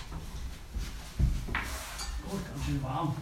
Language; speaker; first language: German; native; German